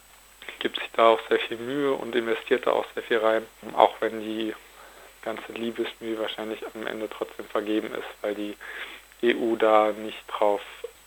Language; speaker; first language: German; native; German